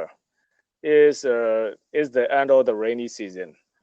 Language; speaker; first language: English; non-native, learner; Burmese